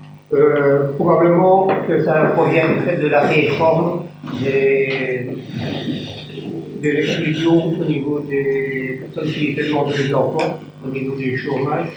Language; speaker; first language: French; native; French